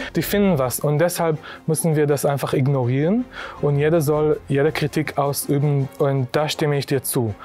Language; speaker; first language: German; non-native, fluent; Hebrew